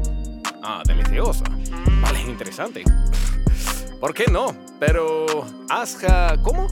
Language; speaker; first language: Spanish; non-native, learner; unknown